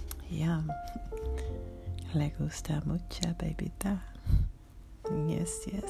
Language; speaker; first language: Spanish; non-native, learner; English